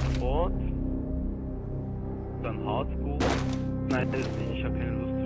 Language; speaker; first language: German; non-native, local second language; Swedish